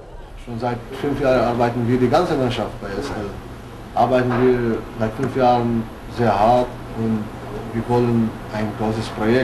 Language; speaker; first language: German; non-native, fluent; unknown